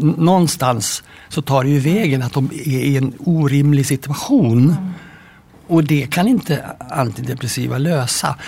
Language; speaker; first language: Swedish; native; Swedish